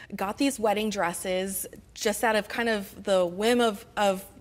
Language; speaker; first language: English; native; English